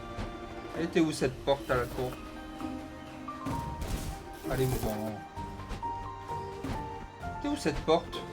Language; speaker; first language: French; native; French